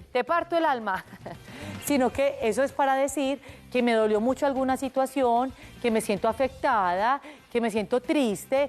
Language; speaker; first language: Spanish; native; Spanish